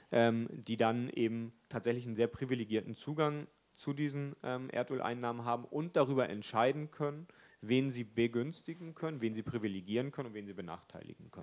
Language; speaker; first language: German; native; German